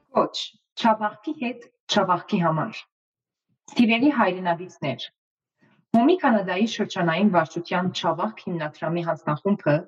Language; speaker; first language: Armenian; early bilingual, heritage; Armenian